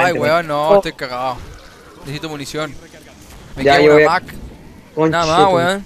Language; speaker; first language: Spanish; native; Spanish